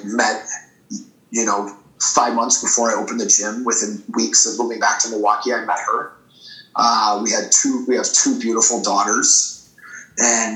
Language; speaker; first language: English; native; English